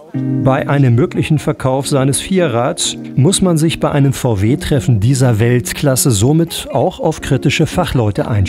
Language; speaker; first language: German; native; German